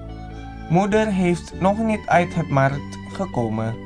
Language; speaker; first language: Dutch; non-native, fluent; Indonesian